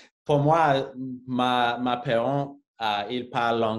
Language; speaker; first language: French; non-native, learner; English